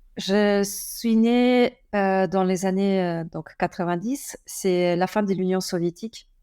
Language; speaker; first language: French; non-native, fluent; Russian